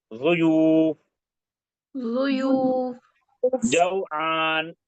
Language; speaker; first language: Arabic; non-native, fluent; Urdu